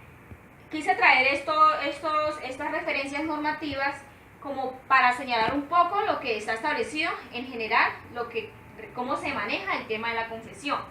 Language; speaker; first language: Spanish; native; Spanish